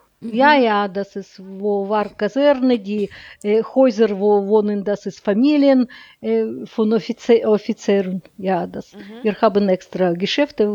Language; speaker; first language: German; non-native, learner; Russian